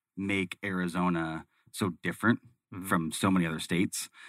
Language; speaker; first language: English; native; English